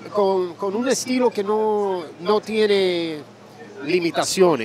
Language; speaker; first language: Spanish; early bilingual, heritage; Spanish